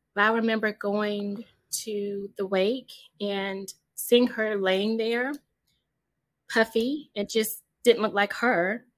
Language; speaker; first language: English; native; English